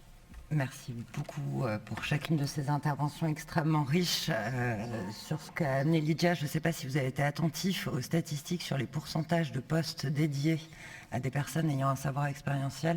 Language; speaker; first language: French; native; French